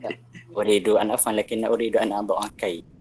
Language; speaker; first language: Arabic; non-native, learner; Malay